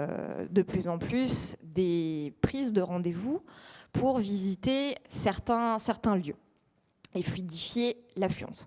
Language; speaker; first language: French; native; French